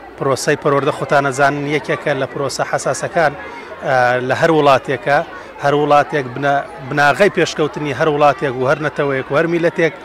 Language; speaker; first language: Central Kurdish; native; Central Kurdish